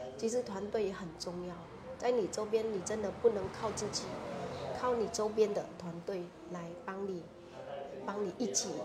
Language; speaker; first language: Chinese; non-native, fluent; Vietnamese